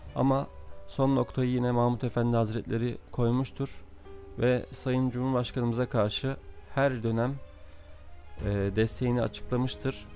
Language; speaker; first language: Turkish; native; Turkish